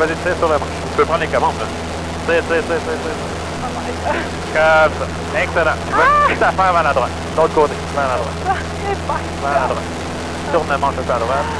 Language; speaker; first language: French; native; French